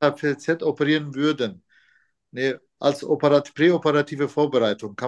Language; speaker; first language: German; non-native, fluent; Turkish